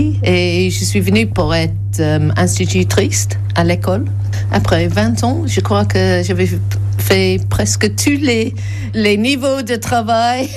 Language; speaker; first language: French; non-native, fluent; English